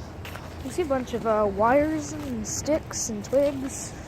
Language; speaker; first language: English; native; English